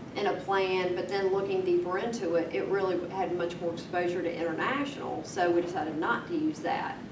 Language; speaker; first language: English; native; English